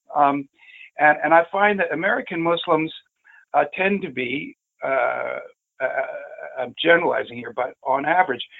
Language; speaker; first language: English; native; English